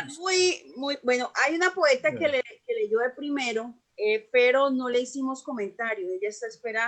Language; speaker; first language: Spanish; native; Spanish